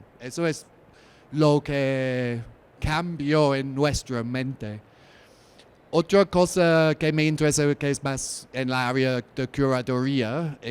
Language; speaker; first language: Spanish; non-native, learner; English